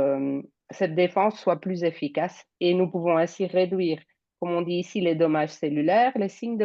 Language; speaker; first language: French; native; French